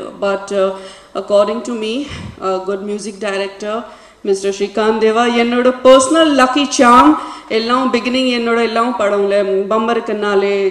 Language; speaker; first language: Tamil; non-native, learner; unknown